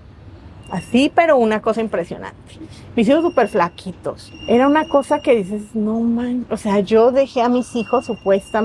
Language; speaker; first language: Spanish; native; Spanish